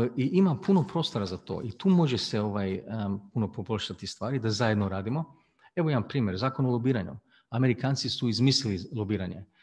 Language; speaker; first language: Bosnian; early bilingual, heritage; Croatian